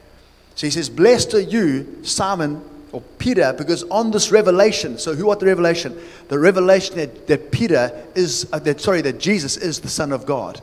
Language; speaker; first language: English; native; English